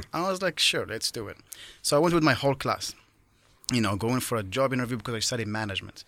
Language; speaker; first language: English; non-native, fluent; Arabic